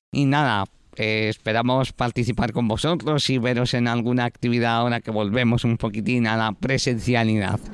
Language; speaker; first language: Spanish; native; Spanish